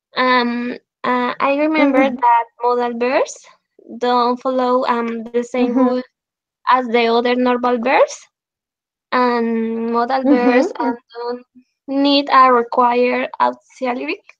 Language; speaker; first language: English; non-native, learner; Spanish